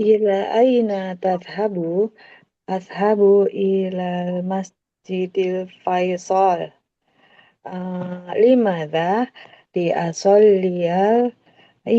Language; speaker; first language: Arabic; non-native, learner; Indonesian